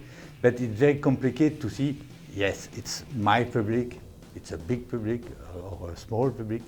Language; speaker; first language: English; non-native, learner; French